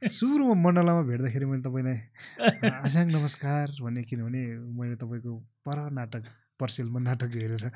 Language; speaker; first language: Nepali; non-native, local second language; Eastern Tamang